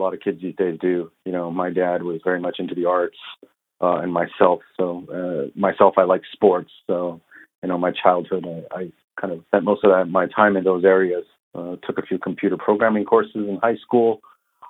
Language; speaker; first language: English; native; English